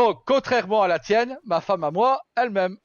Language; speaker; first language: French; native; French